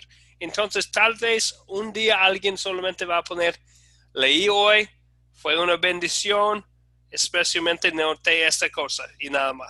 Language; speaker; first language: Spanish; non-native, fluent; English